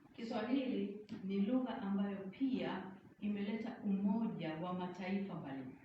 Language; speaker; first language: Swahili; native; Swahili